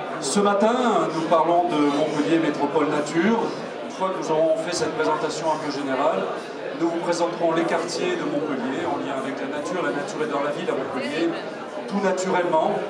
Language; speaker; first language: French; native; French